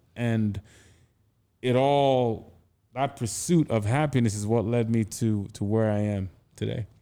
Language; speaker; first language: English; non-native, local second language; Igbo